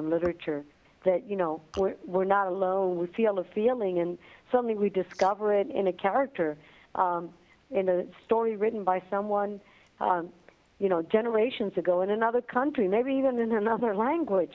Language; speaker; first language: English; non-native, fluent; Spanish